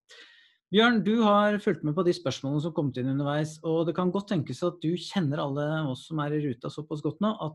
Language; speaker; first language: Norwegian; native; Norwegian